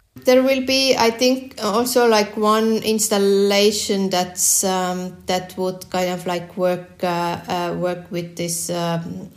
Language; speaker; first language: English; non-native, fluent; Estonian